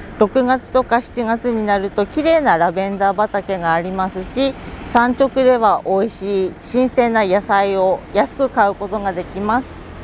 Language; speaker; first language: Japanese; native; Japanese